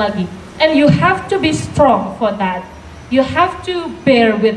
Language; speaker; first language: English; non-native, fluent; Indonesian